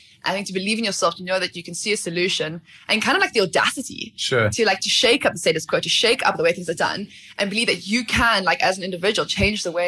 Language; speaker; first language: English; native; English